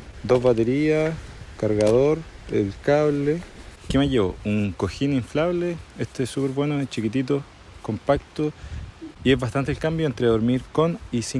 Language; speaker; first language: Spanish; native; Spanish